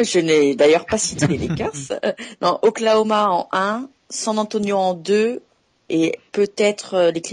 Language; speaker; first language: French; native; French